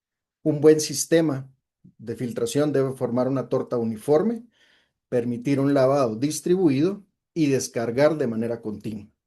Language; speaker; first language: Spanish; native; Spanish